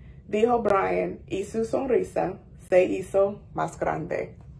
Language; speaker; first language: Spanish; non-native, fluent; English